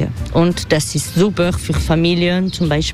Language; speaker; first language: German; non-native, fluent; French